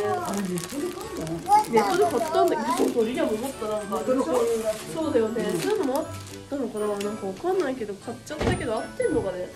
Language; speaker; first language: Japanese; native; Japanese